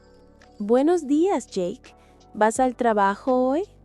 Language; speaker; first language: Spanish; non-native, fluent; English